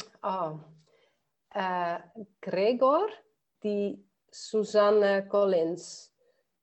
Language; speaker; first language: Italian; non-native, learner; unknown